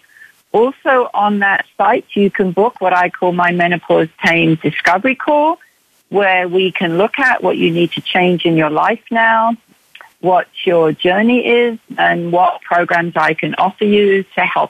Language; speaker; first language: English; native; English